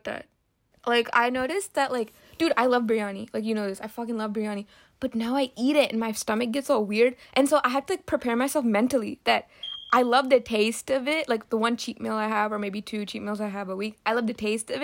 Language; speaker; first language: English; native; English